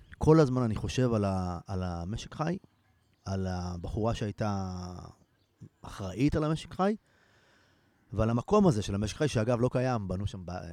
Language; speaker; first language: Hebrew; native; Hebrew